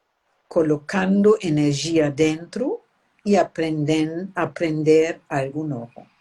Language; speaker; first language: Portuguese; non-native, fluent; German